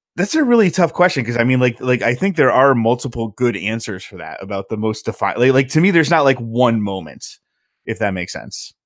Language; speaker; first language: English; native; English